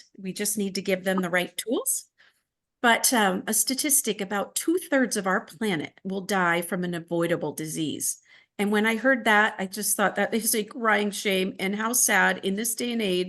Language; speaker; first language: English; native; English